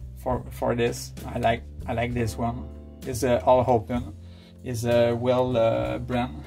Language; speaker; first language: English; non-native, learner; French